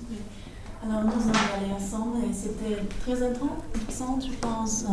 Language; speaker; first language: French; non-native, learner; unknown